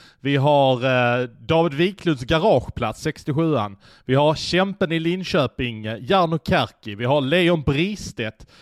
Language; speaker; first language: Swedish; native; Swedish